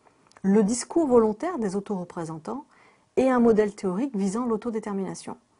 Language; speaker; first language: French; native; French